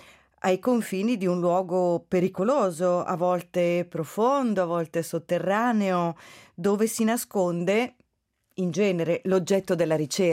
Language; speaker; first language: Italian; native; Italian